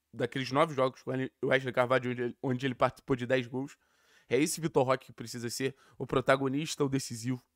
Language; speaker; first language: Portuguese; native; Portuguese